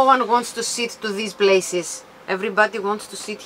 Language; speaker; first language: English; non-native, fluent; Greek